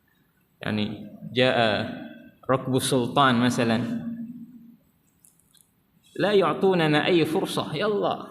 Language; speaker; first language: Arabic; non-native, fluent; Malay